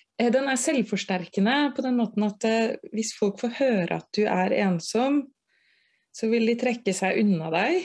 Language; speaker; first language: Norwegian; native; Norwegian